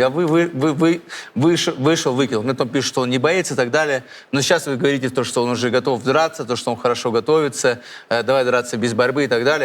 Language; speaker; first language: Russian; native; Russian